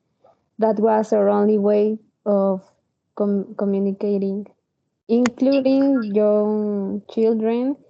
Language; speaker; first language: English; non-native, learner; Spanish